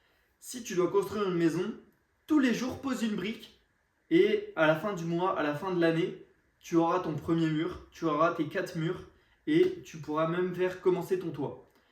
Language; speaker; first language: French; native; French